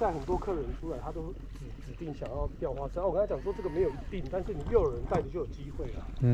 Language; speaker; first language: Chinese; native; Chinese